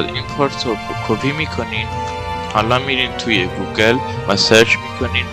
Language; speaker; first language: Persian; native; Persian